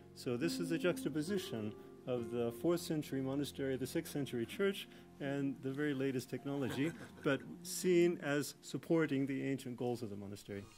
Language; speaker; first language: English; native; English